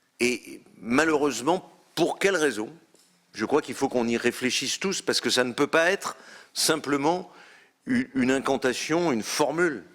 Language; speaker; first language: French; native; French